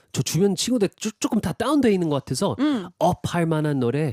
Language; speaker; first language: Korean; non-native, fluent; English